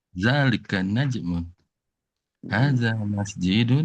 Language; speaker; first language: Arabic; non-native, learner; Indonesian